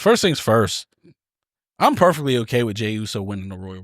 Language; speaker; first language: English; native; English